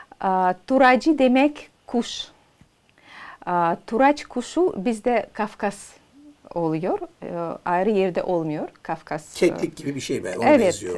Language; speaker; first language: Turkish; non-native, learner; Azerbaijani